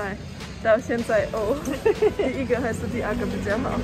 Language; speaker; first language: Chinese; early bilingual, heritage; German